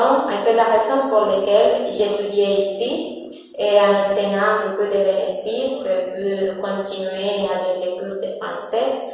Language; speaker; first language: French; non-native, fluent; Spanish